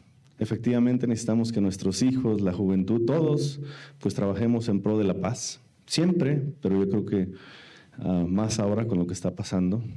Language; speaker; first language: Spanish; native; Spanish